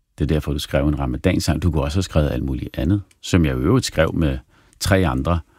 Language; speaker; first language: Danish; early bilingual, other home language; Arabic